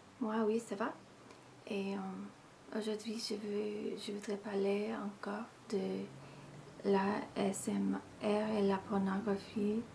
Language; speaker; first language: French; non-native, learner; English